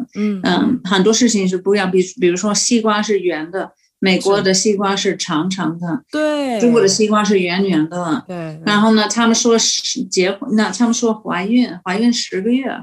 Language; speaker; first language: Chinese; non-native, fluent; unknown